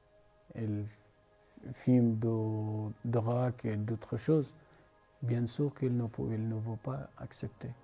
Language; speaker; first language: French; non-native, learner; Persian